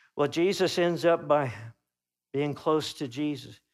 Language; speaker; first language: English; native; English